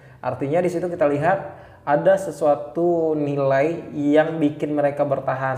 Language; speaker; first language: Indonesian; native; Indonesian